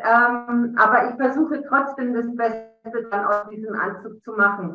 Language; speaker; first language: German; native; German